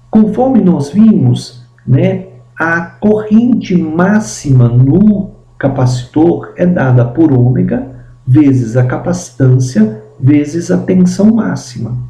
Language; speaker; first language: Portuguese; native; Portuguese